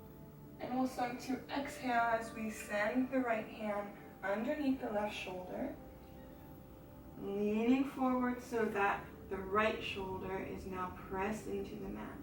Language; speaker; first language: English; native; English